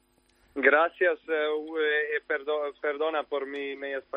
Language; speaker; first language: Spanish; non-native, learner; Serbian